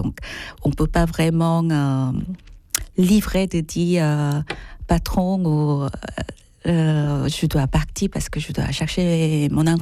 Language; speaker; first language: French; non-native, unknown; Korean